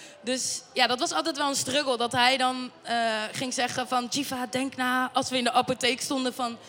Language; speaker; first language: Dutch; native; Dutch